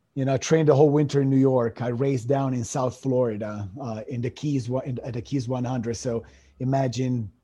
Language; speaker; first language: English; non-native, fluent; Italian